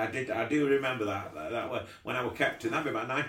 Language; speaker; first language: English; native; English